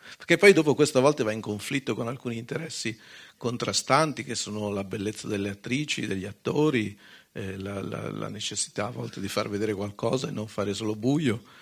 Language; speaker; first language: Italian; native; Italian